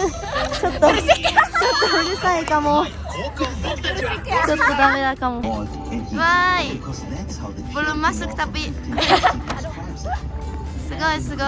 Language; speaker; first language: Indonesian; non-native, learner; Japanese